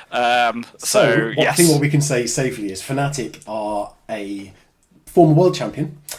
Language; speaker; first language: English; native; English